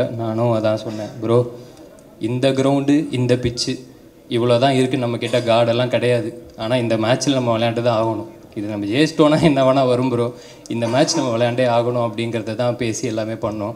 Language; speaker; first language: Tamil; native; Tamil